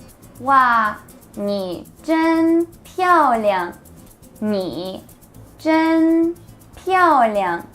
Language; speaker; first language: Chinese; non-native, fluent; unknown